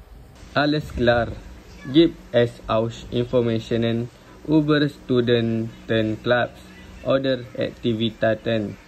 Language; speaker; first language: German; non-native, learner; Malay